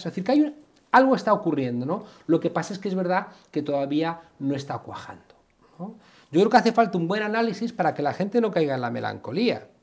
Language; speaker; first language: Spanish; native; Spanish